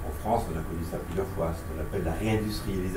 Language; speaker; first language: French; native; French